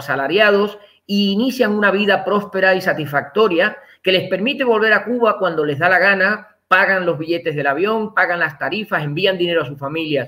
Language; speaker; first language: Spanish; native; Spanish